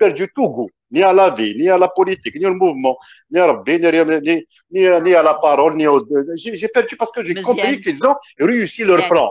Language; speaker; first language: French; non-native, local second language; Kabyle